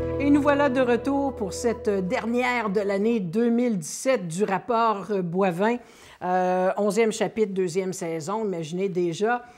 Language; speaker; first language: French; native; French